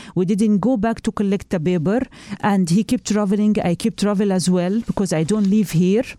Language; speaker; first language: English; non-native, learner; Arabic